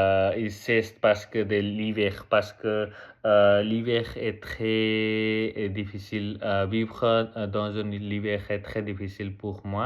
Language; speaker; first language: French; non-native, learner; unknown